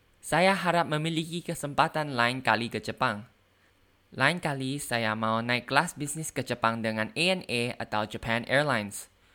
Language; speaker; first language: Indonesian; non-native, learner; Thai